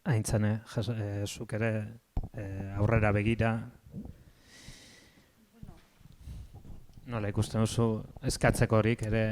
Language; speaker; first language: Basque; native; Basque